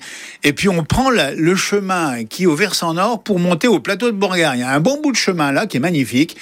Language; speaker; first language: French; native; French